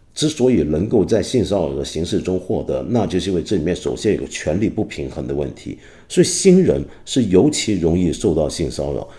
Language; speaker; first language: Chinese; non-native, local second language; Cantonese